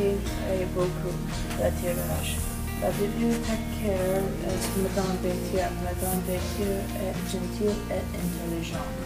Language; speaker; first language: French; non-native, learner; English